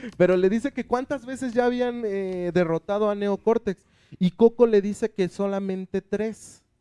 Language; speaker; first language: Spanish; native; Spanish